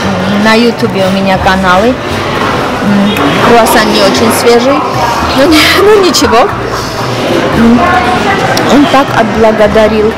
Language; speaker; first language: Russian; non-native, fluent; Armenian